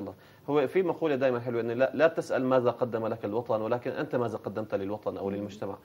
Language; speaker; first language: Arabic; native; Arabic